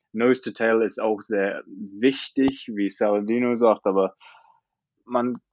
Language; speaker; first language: German; non-native, fluent; English